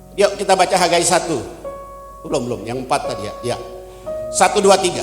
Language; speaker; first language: Indonesian; native; Indonesian